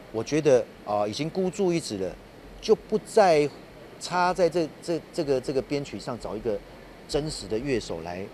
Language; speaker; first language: Chinese; non-native, local second language; Min Nan Chinese